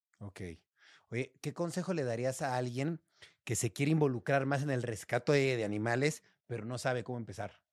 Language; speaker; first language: Spanish; native; Spanish